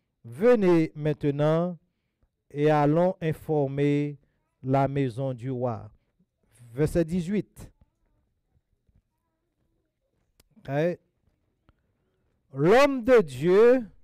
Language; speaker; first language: French; non-native, local second language; Haitian Creole